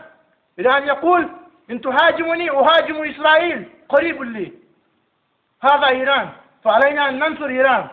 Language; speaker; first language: Arabic; non-native, learner; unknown